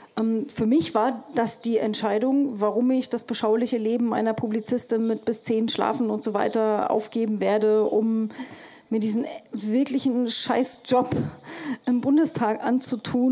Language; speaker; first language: German; native; German